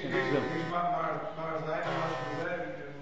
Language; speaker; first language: Hebrew; non-native, learner; English